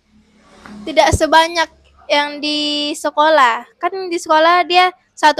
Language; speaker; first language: Indonesian; non-native, local second language; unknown